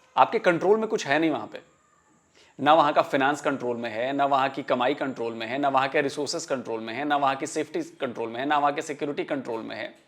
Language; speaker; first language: Hindi; native; Hindi